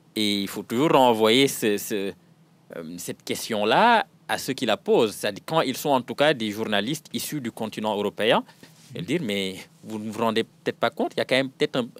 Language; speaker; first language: French; non-native, local second language; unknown